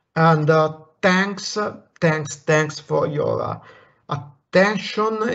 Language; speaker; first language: English; non-native, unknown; Italian